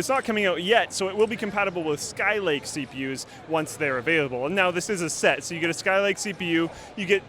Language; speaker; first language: English; native; English